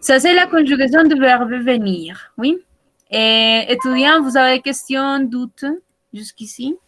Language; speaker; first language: French; non-native, learner; Spanish